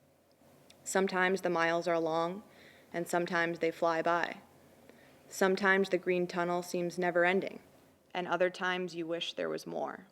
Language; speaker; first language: English; native; English